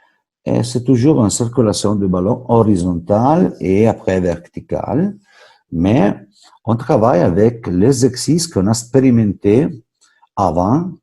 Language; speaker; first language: French; non-native, fluent; Italian